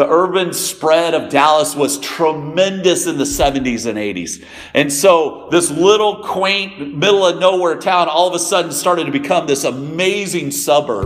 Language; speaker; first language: English; native; English